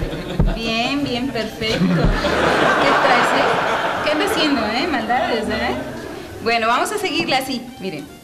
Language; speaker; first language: Spanish; native; Spanish